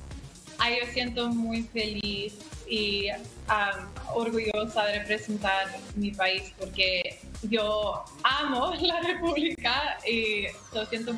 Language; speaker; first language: Spanish; early bilingual, heritage; English